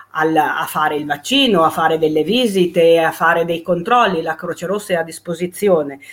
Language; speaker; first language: Italian; native; Italian